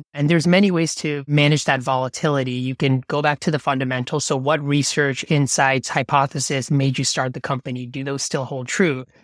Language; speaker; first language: English; non-native, local second language; Bangla